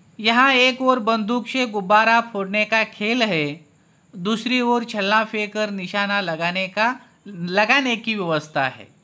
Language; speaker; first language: Hindi; non-native, local second language; Marathi